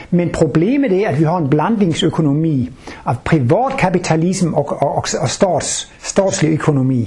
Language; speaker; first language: Swedish; non-native, fluent; Danish